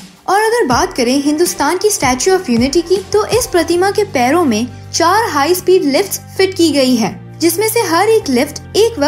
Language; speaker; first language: Hindi; native; Hindi